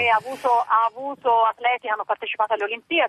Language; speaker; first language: Italian; native; Italian